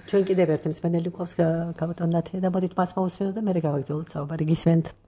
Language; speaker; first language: Georgian; native; Georgian